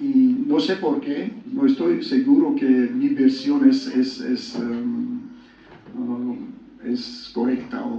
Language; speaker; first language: Spanish; non-native, learner; Georgian